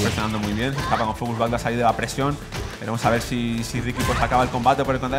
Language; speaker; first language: Spanish; native; Spanish